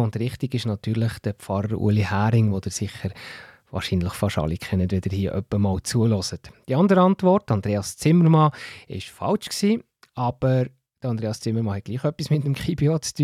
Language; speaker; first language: German; native; German